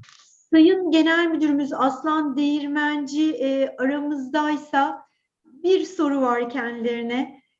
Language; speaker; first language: Turkish; native; Turkish